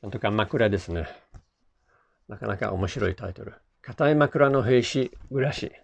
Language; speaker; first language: Japanese; non-native, fluent; English